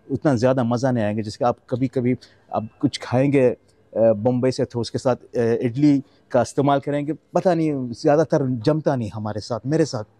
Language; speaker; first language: Hindi; non-native, fluent; Arabic